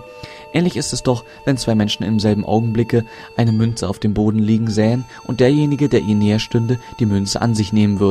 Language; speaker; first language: German; native; German